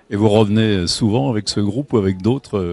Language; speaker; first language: French; native; French